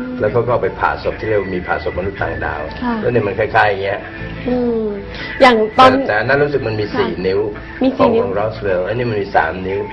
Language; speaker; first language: Thai; native; Thai